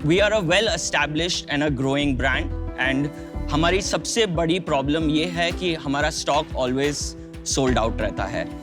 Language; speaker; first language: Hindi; early bilingual, heritage; Hindi